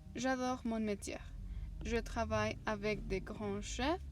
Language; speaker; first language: French; non-native, fluent; Spanish